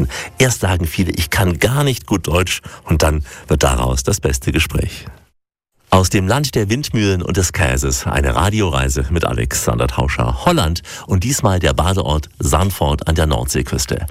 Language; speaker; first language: German; native; German